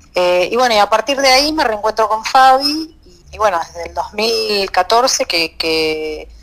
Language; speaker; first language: Spanish; native; Spanish